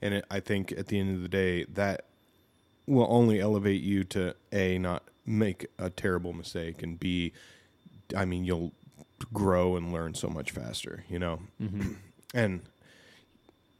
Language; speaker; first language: English; native; English